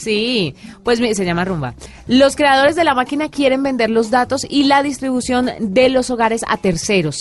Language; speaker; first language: Spanish; native; Spanish